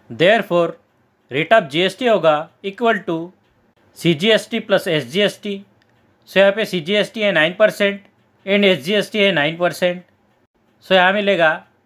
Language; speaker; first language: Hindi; non-native, local second language; Marathi